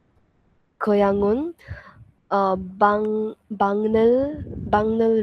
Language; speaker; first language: Korean; non-native, learner; Bangla